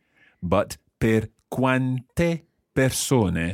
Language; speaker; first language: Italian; non-native, fluent; English